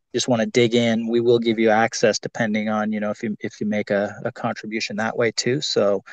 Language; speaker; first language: English; native; English